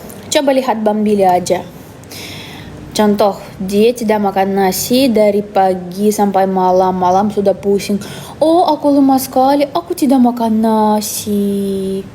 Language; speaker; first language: Indonesian; non-native, fluent; Russian